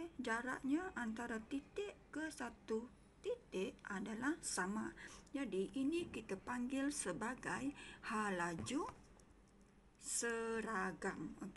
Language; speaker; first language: Malay; non-native, local second language; Iban